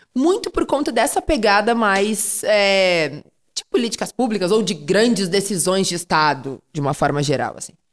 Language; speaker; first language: Portuguese; native; Portuguese